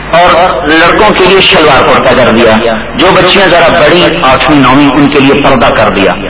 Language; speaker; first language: Urdu; non-native, local second language; Punjabi